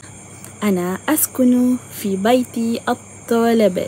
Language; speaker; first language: Arabic; non-native, learner; Malay